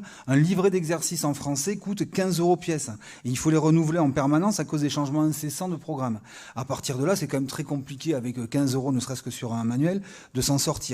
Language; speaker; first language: French; native; French